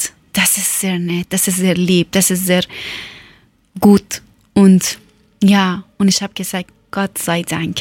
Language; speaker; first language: German; non-native, learner; Persian